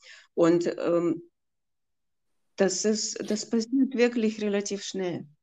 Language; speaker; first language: German; non-native, fluent; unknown